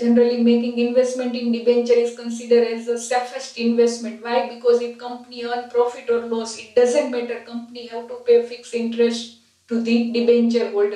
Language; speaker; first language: English; non-native, local second language; Gujarati